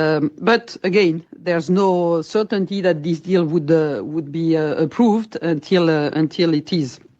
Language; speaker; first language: English; non-native, fluent; French